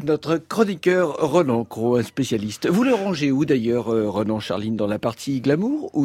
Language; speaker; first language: French; native; French